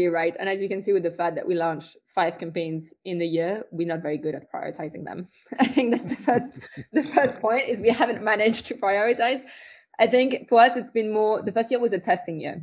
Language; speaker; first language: English; non-native, fluent; French